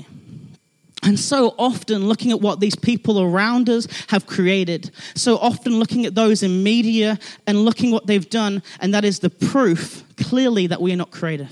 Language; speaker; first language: English; native; English